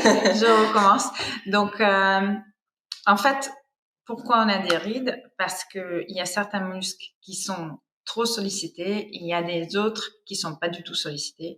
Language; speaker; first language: French; non-native, fluent; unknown